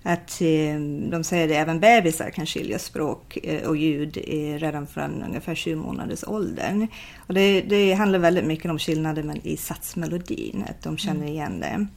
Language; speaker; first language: Swedish; non-native, fluent; English